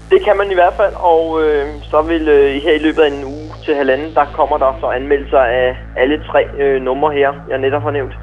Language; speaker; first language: Danish; native; Danish